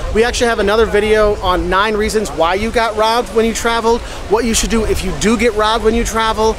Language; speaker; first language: English; native; English